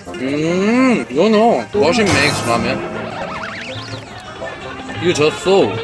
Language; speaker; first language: English; non-native, learner; Korean